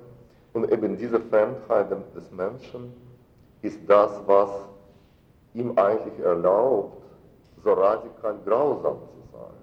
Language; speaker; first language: German; non-native, fluent; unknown